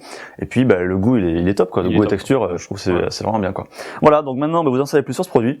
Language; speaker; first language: French; native; French